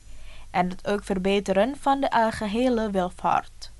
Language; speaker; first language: Dutch; non-native, learner; Indonesian